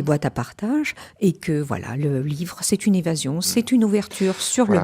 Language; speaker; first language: French; native; French